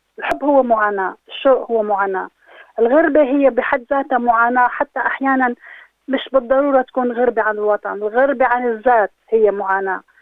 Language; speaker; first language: Arabic; native; Arabic